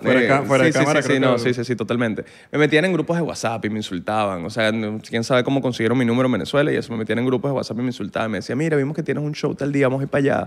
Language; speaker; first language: Spanish; native; Spanish